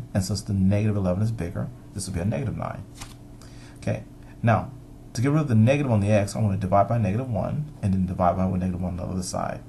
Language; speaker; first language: English; native; English